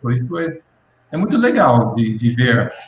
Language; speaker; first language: Portuguese; non-native, fluent; English